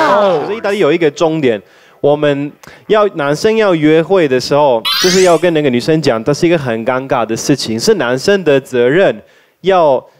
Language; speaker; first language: Chinese; non-native, fluent; Italian